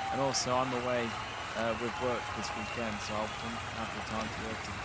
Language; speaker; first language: English; native; English